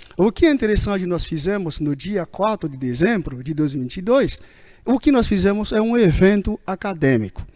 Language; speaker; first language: Portuguese; non-native, fluent; Haitian Creole